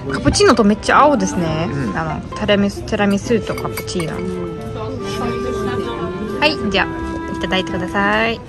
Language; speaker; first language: Japanese; non-native, fluent; German